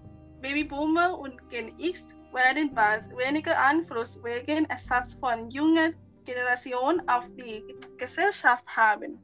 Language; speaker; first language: German; non-native, learner; Thai